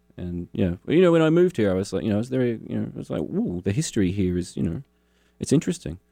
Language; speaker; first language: English; native; English